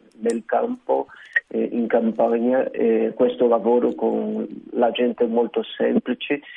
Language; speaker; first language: Italian; non-native, learner; Portuguese